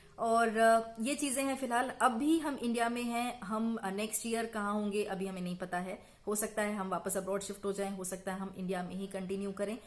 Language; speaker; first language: Hindi; native; Hindi